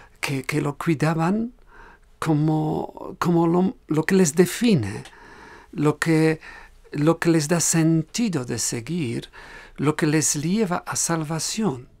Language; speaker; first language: Spanish; non-native, fluent; Polish